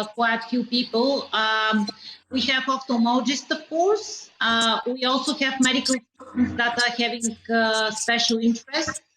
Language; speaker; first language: English; non-native, fluent; Bulgarian